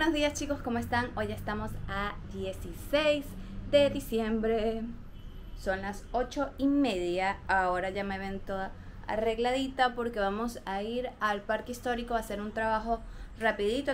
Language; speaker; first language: Spanish; native; Spanish